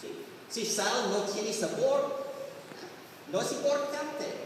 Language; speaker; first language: Spanish; non-native, learner; English